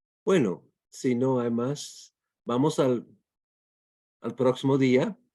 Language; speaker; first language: Spanish; non-native, fluent; English